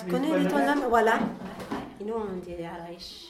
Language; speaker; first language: French; non-native, learner; Arabic